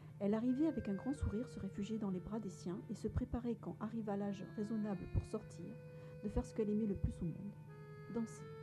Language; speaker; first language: French; native; French